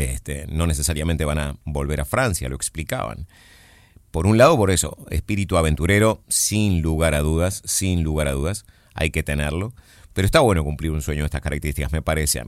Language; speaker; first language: Spanish; native; Spanish